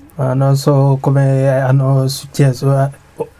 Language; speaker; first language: Italian; non-native, learner; Mandingo